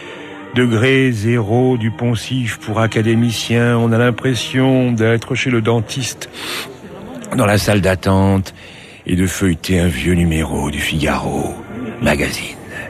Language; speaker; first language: French; native; French